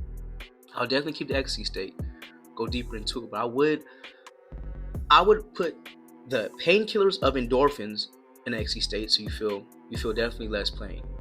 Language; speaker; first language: English; native; English